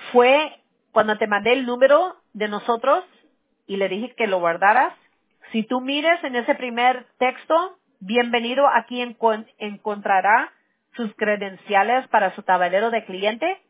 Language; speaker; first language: Spanish; early bilingual, other home language; English